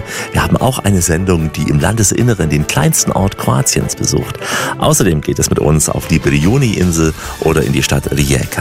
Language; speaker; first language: German; native; German